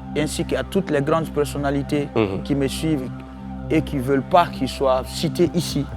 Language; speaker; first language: French; non-native, local second language; Bambara